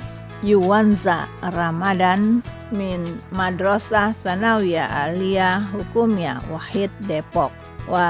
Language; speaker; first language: Arabic; non-native, fluent; Indonesian